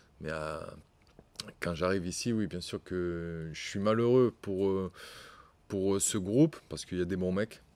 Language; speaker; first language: French; native; French